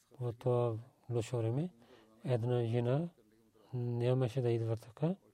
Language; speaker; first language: Bulgarian; non-native, learner; Urdu